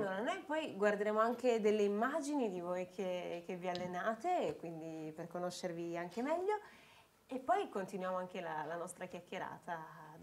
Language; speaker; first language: Italian; native; Italian